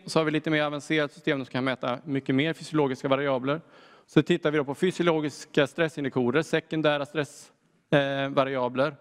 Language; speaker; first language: Swedish; native; Swedish